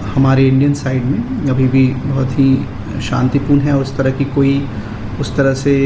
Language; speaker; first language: Hindi; native; Hindi